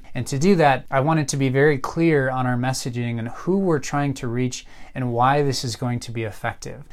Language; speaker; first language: English; native; English